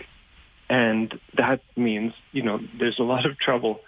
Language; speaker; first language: English; non-native, fluent; German